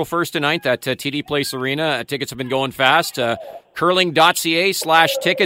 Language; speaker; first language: English; native; English